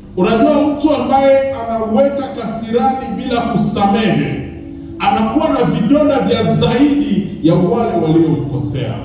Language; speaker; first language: Swahili; native; Swahili